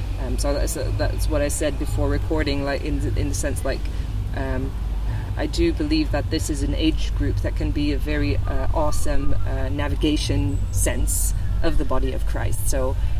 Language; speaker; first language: English; non-native, fluent; Dutch